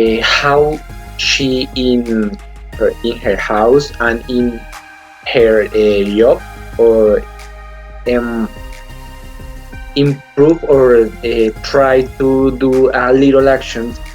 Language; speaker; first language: English; non-native, learner; Spanish